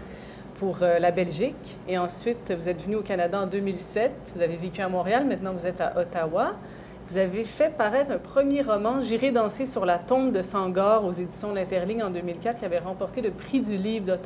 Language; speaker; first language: French; native; French